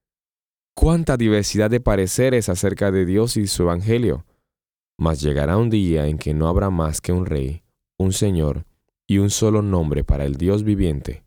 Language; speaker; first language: Spanish; native; Spanish